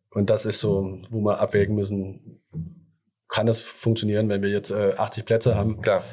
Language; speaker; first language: German; early bilingual, other home language; Thai